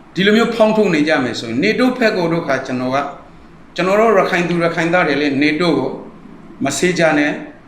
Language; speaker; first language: Burmese; native; Burmese